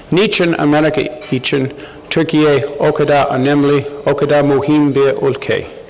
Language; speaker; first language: Turkish; non-native, learner; English